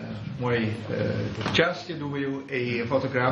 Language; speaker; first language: Russian; non-native, learner; Dutch